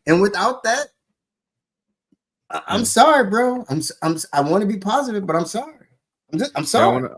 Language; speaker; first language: English; native; English